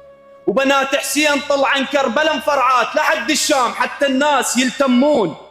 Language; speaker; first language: Arabic; native; Arabic